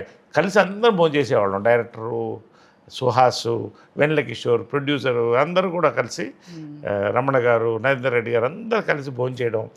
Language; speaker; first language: Telugu; native; Telugu